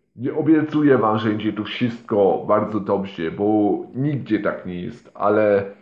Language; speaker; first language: Polish; non-native, fluent; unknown